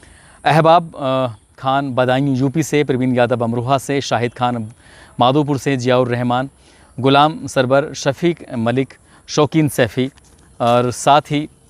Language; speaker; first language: Hindi; native; Hindi